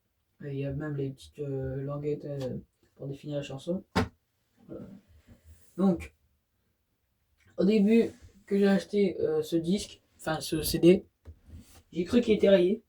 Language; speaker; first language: French; native; French